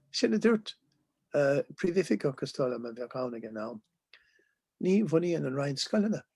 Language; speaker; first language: Irish; non-native, local second language; English